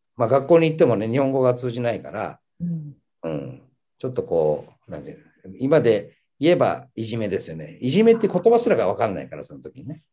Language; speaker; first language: Japanese; early bilingual, heritage; Japanese